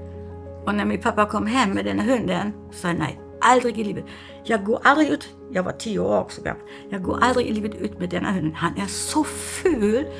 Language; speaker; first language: Swedish; non-native, fluent; German